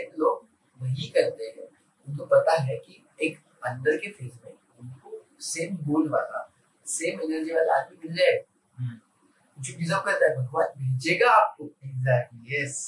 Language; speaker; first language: Hindi; non-native, local second language; Marathi